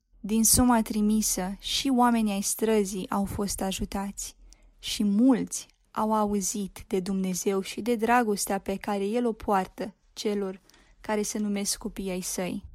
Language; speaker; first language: Romanian; native; Romanian